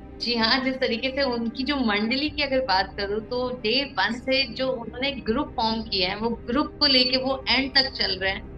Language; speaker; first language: Hindi; native; Hindi